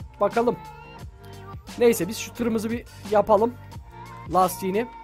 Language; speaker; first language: Turkish; native; Turkish